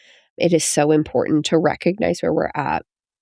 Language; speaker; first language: English; native; English